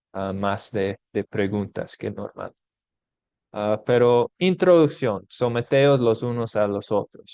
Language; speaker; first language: Spanish; non-native, fluent; English